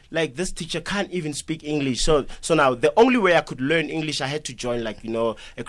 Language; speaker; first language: English; non-native, local second language; South Ndebele